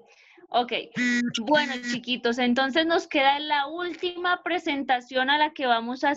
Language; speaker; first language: Spanish; native; Spanish